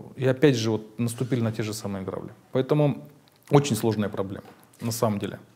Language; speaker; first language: Russian; native; Russian